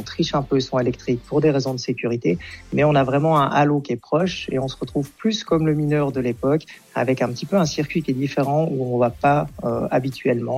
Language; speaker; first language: French; native; French